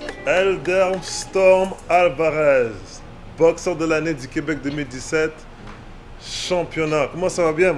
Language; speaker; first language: French; native; French